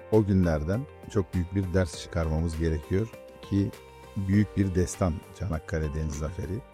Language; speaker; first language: Turkish; native; Turkish